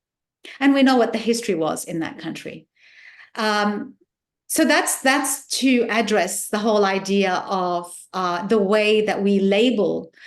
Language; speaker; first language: English; non-native, fluent; Arabic